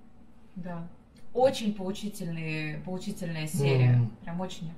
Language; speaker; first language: Russian; native; Russian